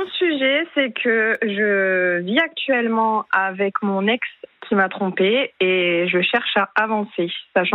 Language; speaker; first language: French; native; French